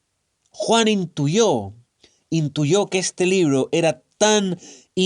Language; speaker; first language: Spanish; native; Spanish